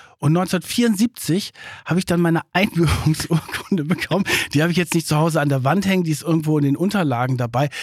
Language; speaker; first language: German; early bilingual, other home language; Turkish